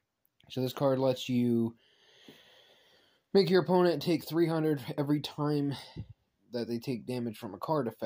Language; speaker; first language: English; native; English